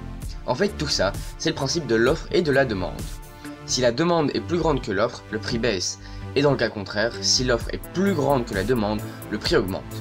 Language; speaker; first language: French; native; French